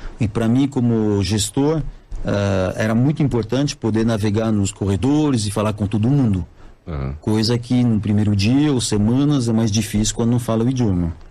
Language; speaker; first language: Portuguese; non-native, fluent; French